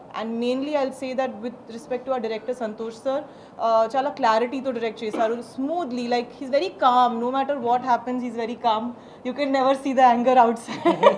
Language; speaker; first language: Telugu; non-native, learner; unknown